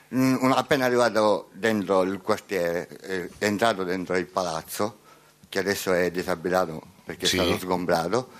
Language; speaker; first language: Italian; native; Italian